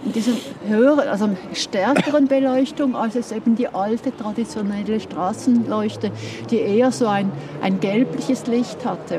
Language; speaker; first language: German; native; German